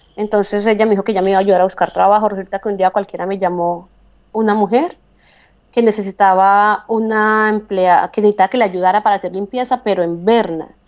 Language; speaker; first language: Spanish; native; Spanish